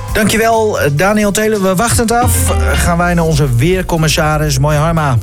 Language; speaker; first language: Dutch; native; Dutch